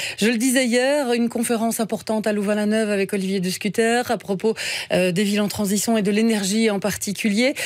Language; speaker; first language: French; native; French